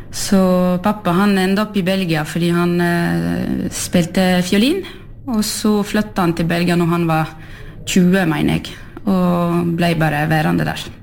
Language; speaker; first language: Norwegian; early bilingual, heritage; French